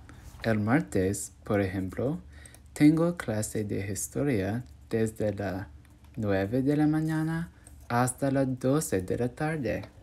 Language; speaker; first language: Spanish; non-native, learner; English